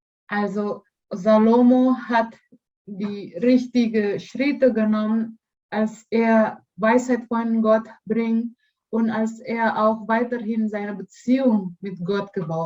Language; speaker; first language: German; non-native, learner; Indonesian